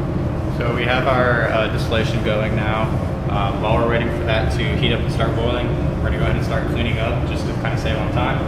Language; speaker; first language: English; native; English